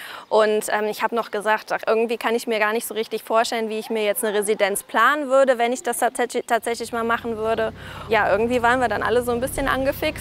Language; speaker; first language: German; native; German